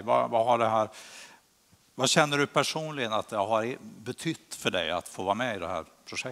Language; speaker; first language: Swedish; native; Swedish